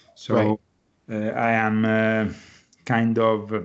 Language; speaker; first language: English; non-native, fluent; Italian